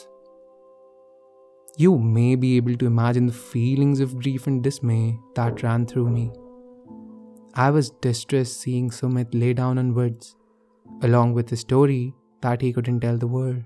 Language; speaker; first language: English; non-native, local second language; Hindi